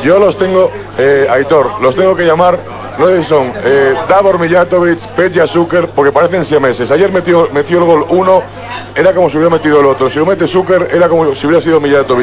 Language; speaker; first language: Spanish; native; Spanish